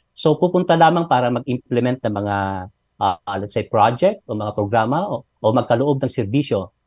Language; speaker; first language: Filipino; non-native, local second language; Iloko